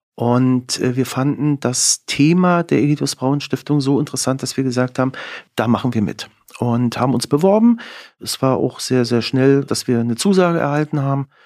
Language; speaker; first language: German; native; German